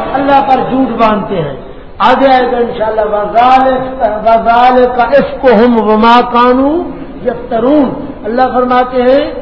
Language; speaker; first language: Urdu; non-native, local second language; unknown